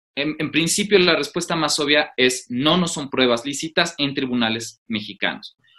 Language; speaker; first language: Spanish; native; Spanish